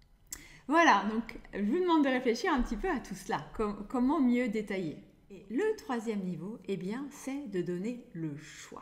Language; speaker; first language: French; native; French